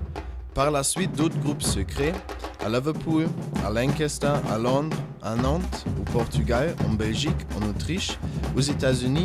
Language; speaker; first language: French; non-native, fluent; German